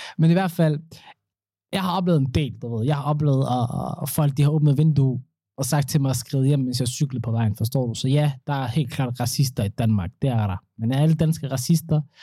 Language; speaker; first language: Danish; early bilingual, other home language; Somali